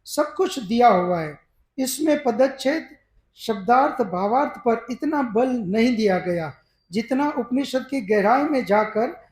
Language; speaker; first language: Hindi; non-native, local second language; Gujarati